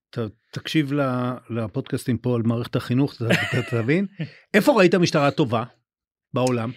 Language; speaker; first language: Hebrew; native; Hebrew